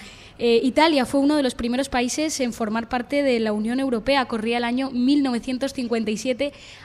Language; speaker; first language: Spanish; native; Spanish